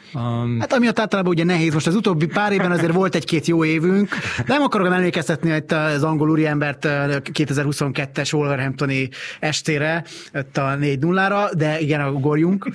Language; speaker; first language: Hungarian; native; Hungarian